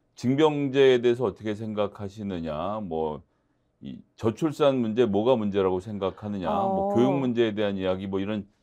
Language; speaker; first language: Korean; native; Korean